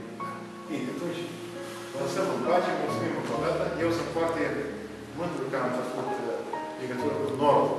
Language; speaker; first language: Romanian; non-native, local second language; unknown